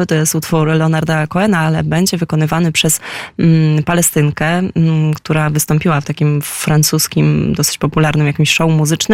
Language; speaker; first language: Polish; native; Polish